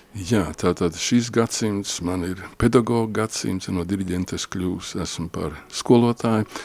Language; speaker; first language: Latvian; native; Latvian